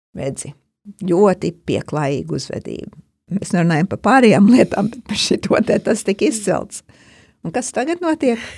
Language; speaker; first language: Latvian; early bilingual, heritage; Latvian